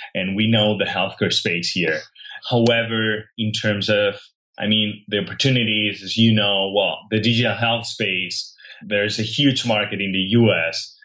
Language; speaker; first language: English; non-native, fluent; Spanish